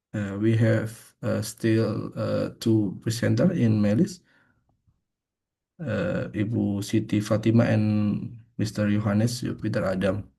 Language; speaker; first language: English; non-native, fluent; Indonesian